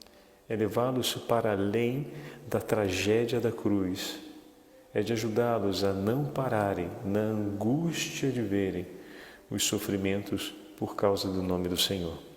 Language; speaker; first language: Portuguese; native; Portuguese